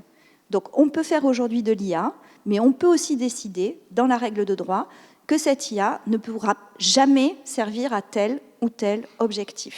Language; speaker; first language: French; native; French